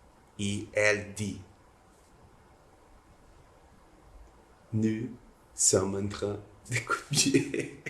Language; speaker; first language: French; non-native, learner; Portuguese